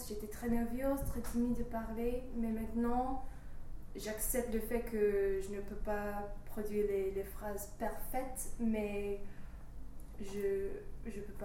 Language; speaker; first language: French; non-native, learner; English